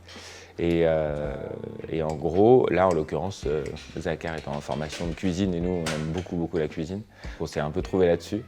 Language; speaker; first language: French; native; French